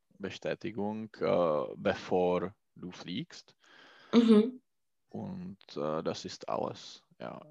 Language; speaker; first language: German; non-native, learner; Czech